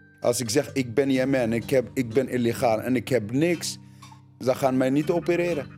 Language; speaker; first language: Dutch; non-native, learner; Arabic